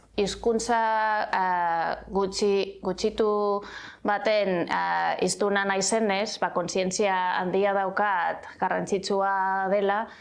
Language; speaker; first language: Basque; non-native, fluent; Catalan